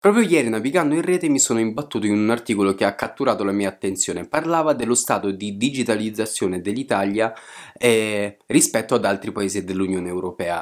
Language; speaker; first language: Italian; native; Italian